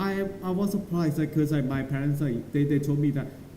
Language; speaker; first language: English; non-native, learner; Thai